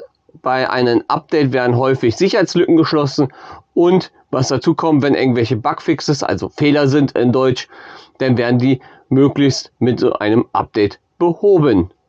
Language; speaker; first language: German; native; German